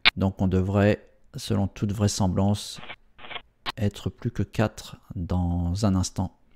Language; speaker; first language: French; native; French